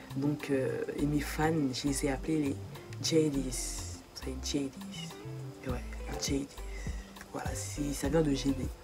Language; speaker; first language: French; native; French